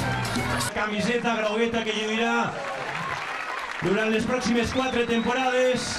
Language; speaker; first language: Spanish; native; Spanish